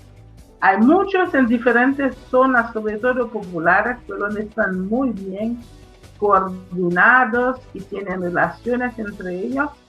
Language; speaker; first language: Spanish; non-native, fluent; Haitian Creole